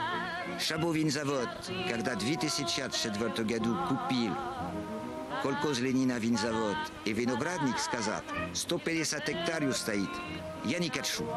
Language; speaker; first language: Russian; non-native, learner; French